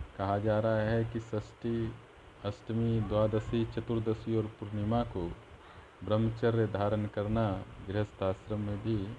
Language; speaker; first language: Hindi; native; Hindi